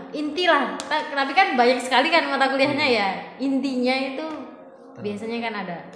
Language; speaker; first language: Indonesian; non-native, local second language; Javanese